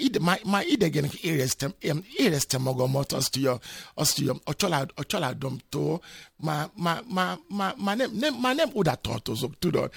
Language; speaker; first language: Hungarian; non-native, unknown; Yoruba